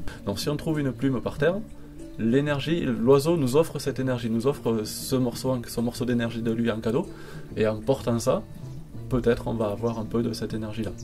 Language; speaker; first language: French; native; French